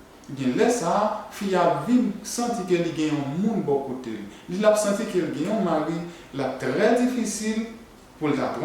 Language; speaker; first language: French; non-native, learner; Haitian Creole